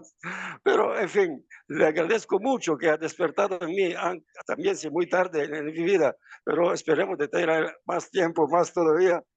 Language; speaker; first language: Spanish; non-native, fluent; Italian